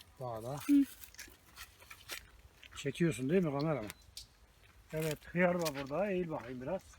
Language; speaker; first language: Turkish; native; Turkish